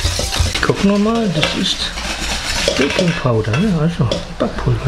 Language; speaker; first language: German; native; German